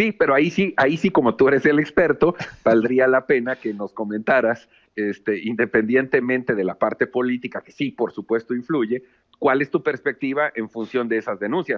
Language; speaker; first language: Spanish; native; Spanish